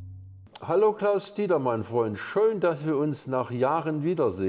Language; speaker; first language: German; native; German